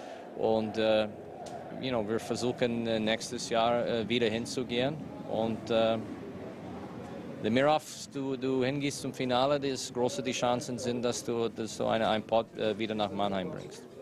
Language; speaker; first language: German; non-native, fluent; English